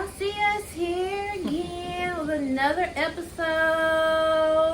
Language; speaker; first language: English; native; English